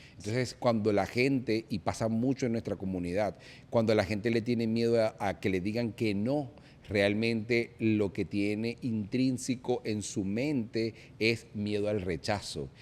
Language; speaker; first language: Spanish; native; Spanish